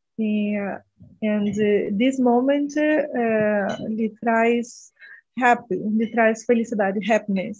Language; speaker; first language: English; non-native, learner; Portuguese